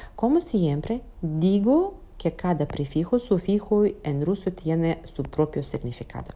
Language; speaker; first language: Spanish; non-native, fluent; Russian